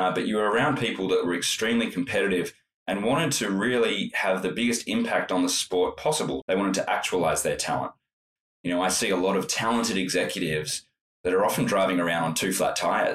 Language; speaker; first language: English; native; English